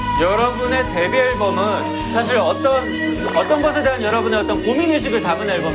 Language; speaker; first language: Korean; native; Korean